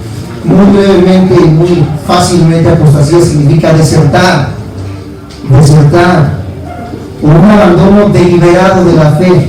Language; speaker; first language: Spanish; native; Spanish